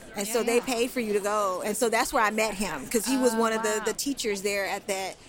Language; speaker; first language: English; native; English